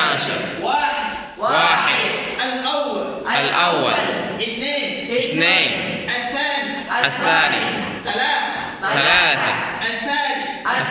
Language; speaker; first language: Arabic; non-native, learner; Indonesian